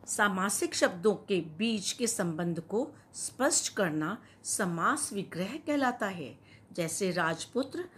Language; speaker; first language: Hindi; native; Hindi